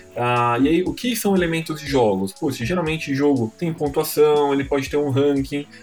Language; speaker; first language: Portuguese; native; Portuguese